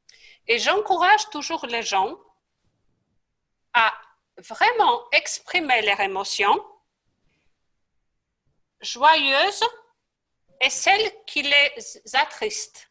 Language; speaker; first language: French; non-native, fluent; Polish